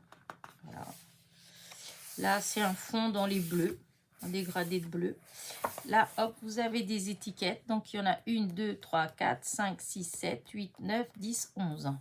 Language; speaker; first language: French; native; French